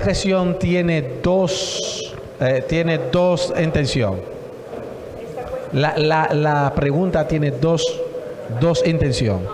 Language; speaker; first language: Spanish; non-native, fluent; Haitian Creole